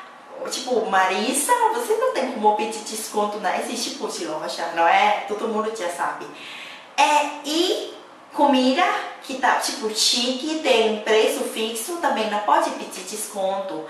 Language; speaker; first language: Portuguese; non-native, learner; Thai